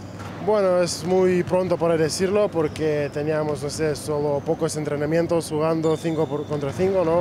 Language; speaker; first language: Spanish; non-native, learner; Lithuanian